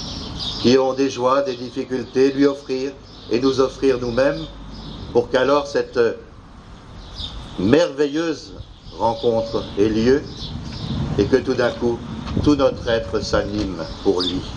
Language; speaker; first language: French; native; French